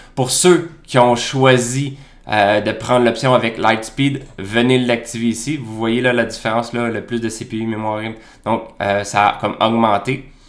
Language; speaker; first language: French; native; French